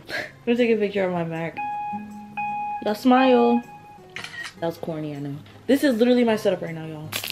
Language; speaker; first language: English; native; English